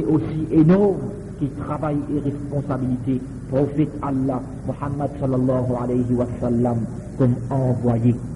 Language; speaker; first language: French; non-native, local second language; Morisyen